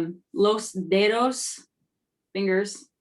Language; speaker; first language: Spanish; non-native, learner; English